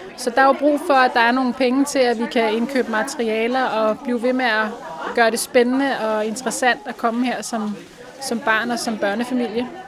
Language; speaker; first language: Danish; native; Danish